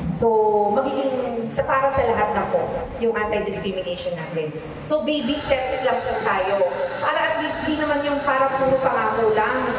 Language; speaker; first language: Filipino; native; Filipino